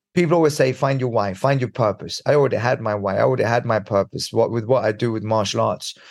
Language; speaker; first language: English; early bilingual, other home language; Swedish